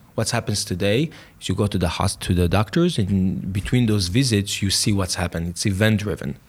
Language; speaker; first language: English; non-native, fluent; Hebrew